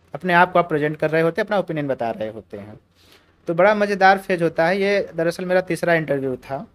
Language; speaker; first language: Hindi; native; Hindi